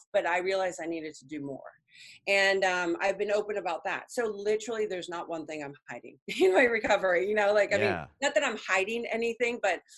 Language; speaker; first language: English; early bilingual, other home language; Spanish